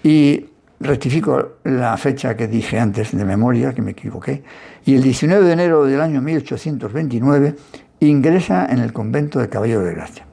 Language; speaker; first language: Spanish; native; Spanish